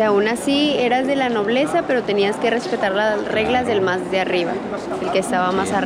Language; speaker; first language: Spanish; native; Spanish